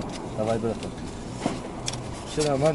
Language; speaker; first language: Russian; non-native, learner; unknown